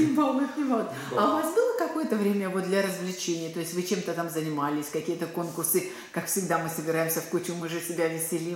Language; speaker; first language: Russian; native; Russian